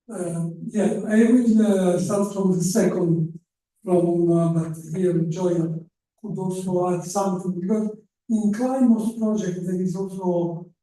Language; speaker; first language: English; non-native, fluent; Italian